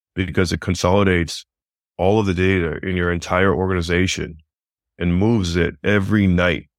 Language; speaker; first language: English; native; English